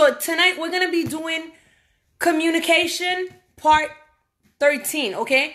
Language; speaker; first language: English; non-native, fluent; Haitian Creole